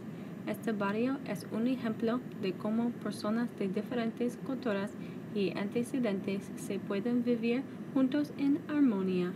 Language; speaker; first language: Spanish; non-native, learner; English